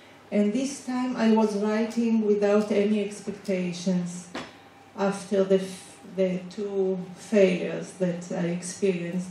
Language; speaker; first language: English; non-native, fluent; Hebrew